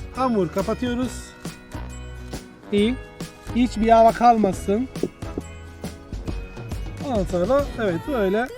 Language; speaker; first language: Turkish; non-native, learner; Italian